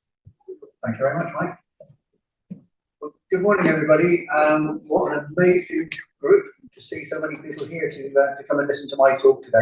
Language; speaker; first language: English; native; English